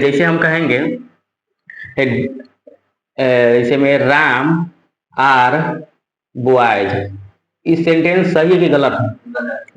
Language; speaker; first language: Hindi; non-native, local second language; Bhojpuri